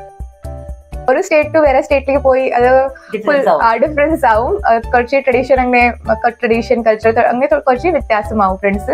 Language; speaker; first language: Malayalam; non-native, local second language; Hindi